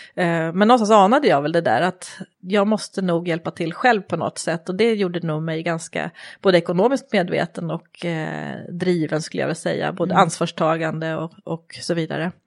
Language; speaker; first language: Swedish; native; Swedish